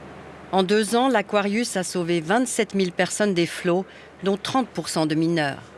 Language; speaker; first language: French; native; French